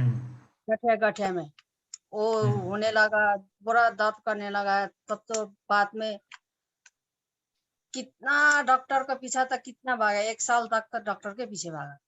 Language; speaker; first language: Hindi; non-native, local second language; Nepali